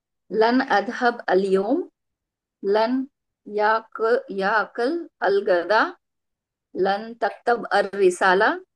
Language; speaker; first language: Arabic; non-native, learner; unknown